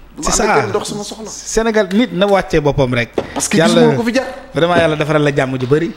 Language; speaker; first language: Wolof; native; Wolof